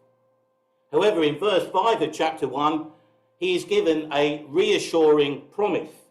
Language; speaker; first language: English; native; English